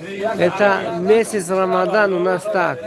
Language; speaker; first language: Russian; non-native, local second language; Tajik